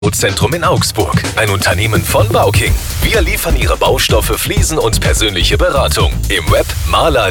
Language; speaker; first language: German; native; German